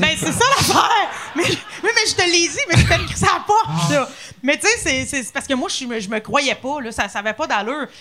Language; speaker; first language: French; native; French